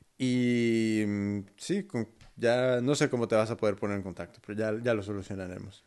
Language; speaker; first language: Spanish; early bilingual, heritage; Spanish